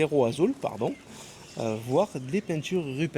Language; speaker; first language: French; native; French